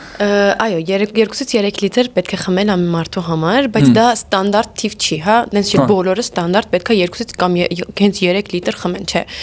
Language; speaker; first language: Armenian; early bilingual, heritage; Armenian